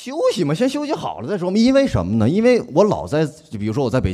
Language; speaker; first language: Chinese; native; Chinese